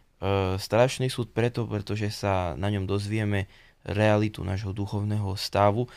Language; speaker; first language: Slovak; native; Slovak